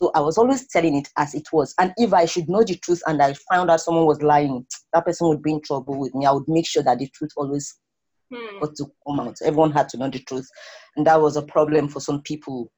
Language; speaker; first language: English; non-native, local second language; Igbo